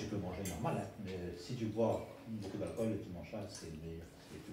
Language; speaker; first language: French; native; French